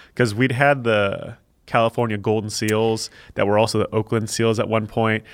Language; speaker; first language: English; native; English